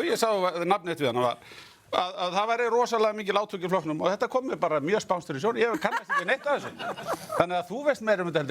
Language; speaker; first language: Icelandic; native; Icelandic